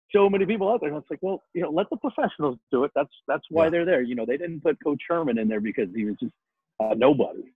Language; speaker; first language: English; native; English